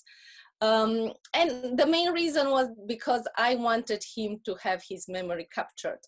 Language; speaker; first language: English; non-native, fluent; Russian